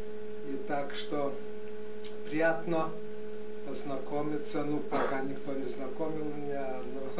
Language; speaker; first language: Russian; non-native, local second language; Lithuanian